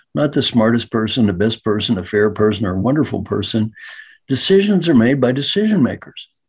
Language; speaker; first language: English; native; English